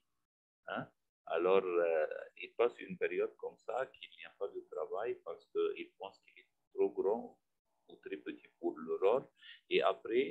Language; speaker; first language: French; non-native, fluent; Arabic